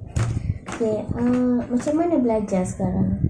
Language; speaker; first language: Malay; native; Malay